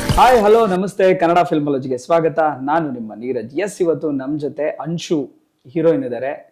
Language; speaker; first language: Kannada; native; Kannada